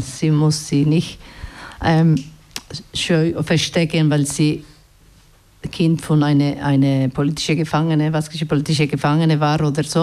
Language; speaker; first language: German; non-native, learner; Basque